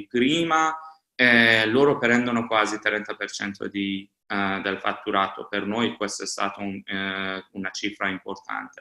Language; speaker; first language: Italian; non-native, fluent; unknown